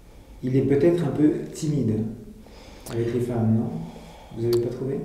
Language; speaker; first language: French; native; French